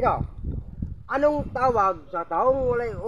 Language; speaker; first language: Filipino; non-native, local second language; Cebuano